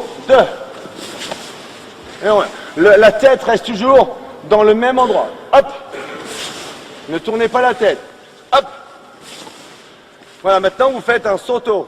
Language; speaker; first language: French; native; French